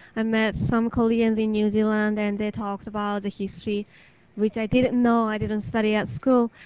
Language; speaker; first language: English; non-native, fluent; Japanese